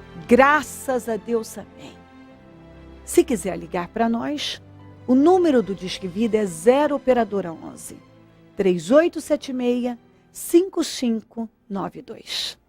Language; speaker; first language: Portuguese; native; Portuguese